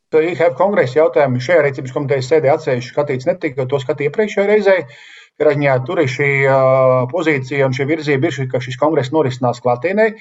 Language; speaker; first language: Latvian; native; Latvian